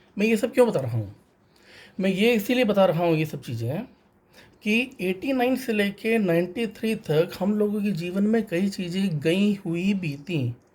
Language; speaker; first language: Hindi; non-native, local second language; Tamil